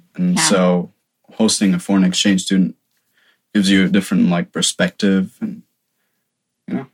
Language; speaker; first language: English; non-native, fluent; German